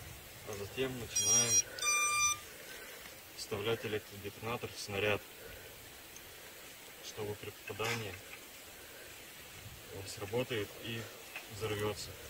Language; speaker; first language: Russian; native; Russian